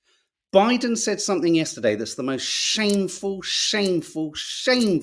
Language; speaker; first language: English; native; English